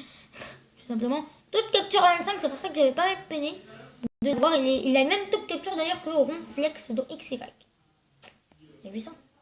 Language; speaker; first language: French; native; French